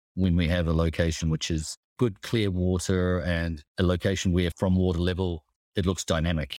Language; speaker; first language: English; native; English